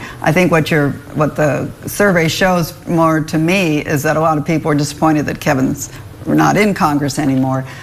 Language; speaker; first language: English; native; English